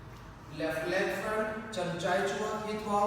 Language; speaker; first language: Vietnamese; non-native, learner; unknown